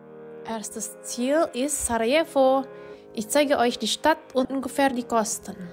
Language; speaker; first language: German; non-native, fluent; Indonesian